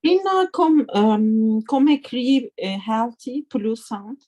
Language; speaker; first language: French; non-native, learner; Turkish